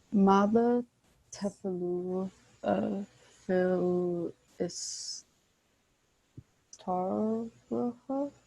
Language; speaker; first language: Arabic; non-native, learner; English